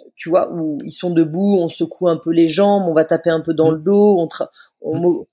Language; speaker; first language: French; native; French